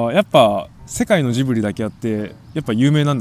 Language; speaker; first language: Japanese; native; Japanese